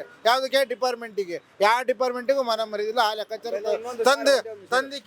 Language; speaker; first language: Kannada; native; Kannada